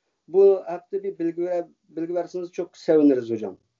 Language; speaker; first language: Turkish; early bilingual, heritage; Uyghur